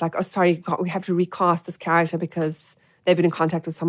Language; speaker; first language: English; native; English